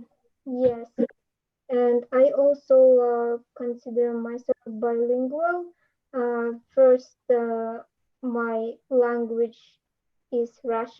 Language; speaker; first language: English; non-native, learner; Russian